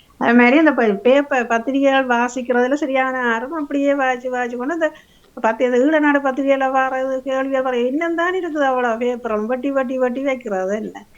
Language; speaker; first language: Tamil; native; Tamil